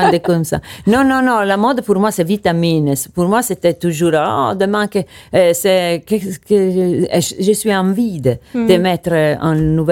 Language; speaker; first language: French; non-native, learner; Italian